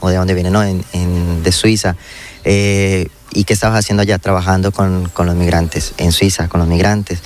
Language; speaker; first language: Spanish; native; Spanish